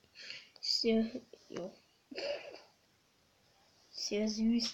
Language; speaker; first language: German; early bilingual, other home language; Hungarian